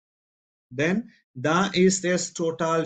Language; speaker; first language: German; non-native, fluent; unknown